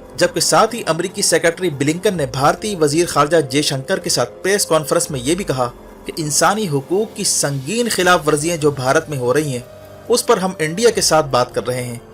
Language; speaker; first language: Urdu; native; Urdu